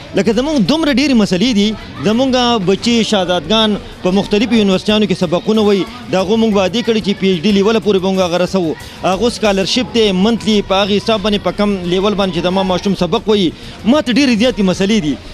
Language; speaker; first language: Pashto; non-native, local second language; Gujari